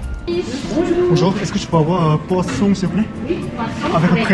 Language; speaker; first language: French; non-native, learner; Korean